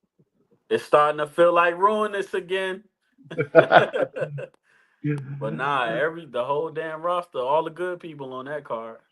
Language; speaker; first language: English; native; English